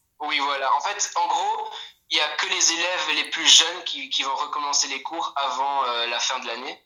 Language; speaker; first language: French; non-native, fluent; Polish